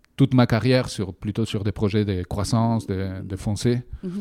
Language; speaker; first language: French; non-native, fluent; Spanish